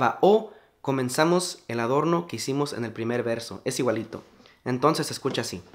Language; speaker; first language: Spanish; native; Spanish